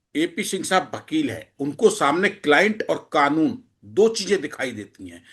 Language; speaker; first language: Hindi; native; Hindi